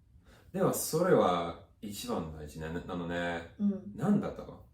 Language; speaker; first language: Japanese; non-native, fluent; English